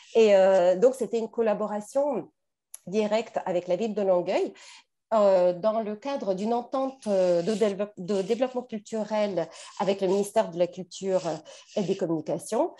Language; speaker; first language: French; non-native, fluent; Ukrainian